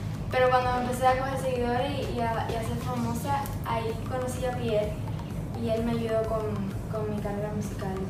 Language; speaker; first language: Spanish; early bilingual, heritage; Spanish